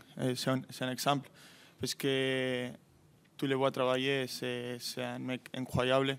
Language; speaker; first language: French; non-native, fluent; Spanish